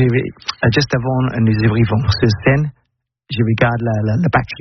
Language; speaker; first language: French; non-native, learner; English